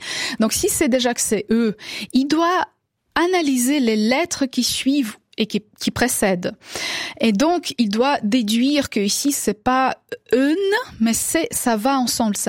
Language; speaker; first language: French; non-native, fluent; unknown